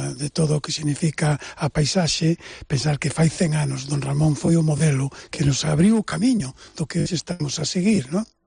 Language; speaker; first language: Galician; native; Galician